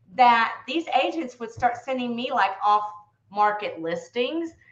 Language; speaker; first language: English; native; English